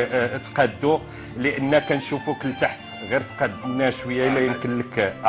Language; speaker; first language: Arabic; native; Arabic